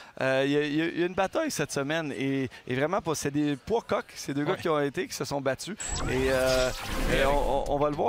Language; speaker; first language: French; native; French